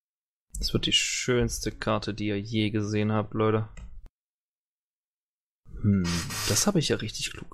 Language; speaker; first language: German; native; German